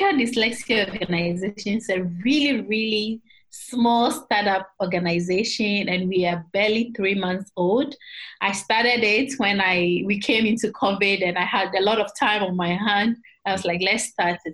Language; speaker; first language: English; non-native, local second language; Akan